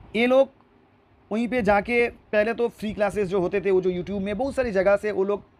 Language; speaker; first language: Hindi; non-native, local second language; Urdu